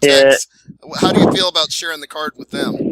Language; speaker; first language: English; native; English